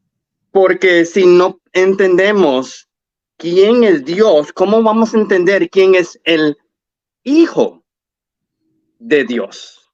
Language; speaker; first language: Spanish; early bilingual, heritage; English